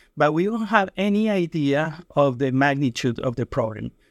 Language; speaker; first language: English; non-native, fluent; Spanish